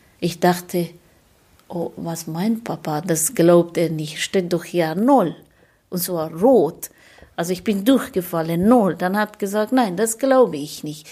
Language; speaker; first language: German; non-native, fluent; Persian